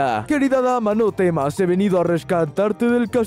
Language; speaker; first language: Spanish; native; Spanish